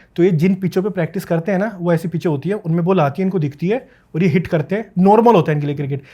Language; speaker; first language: Hindi; native; Hindi